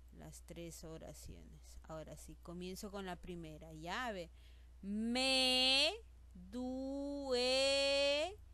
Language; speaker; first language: Spanish; native; Spanish